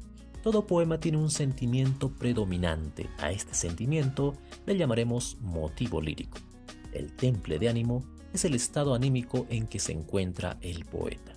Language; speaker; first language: Spanish; native; Spanish